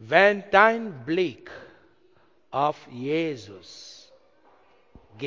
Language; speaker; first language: German; non-native, learner; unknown